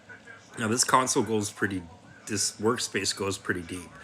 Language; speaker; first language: English; native; English